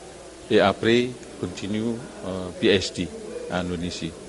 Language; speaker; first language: French; non-native, learner; Indonesian